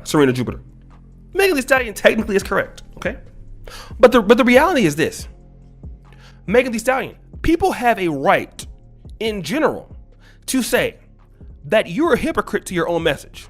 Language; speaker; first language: English; native; English